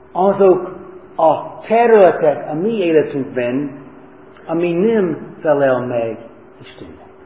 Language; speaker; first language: Hungarian; non-native, learner; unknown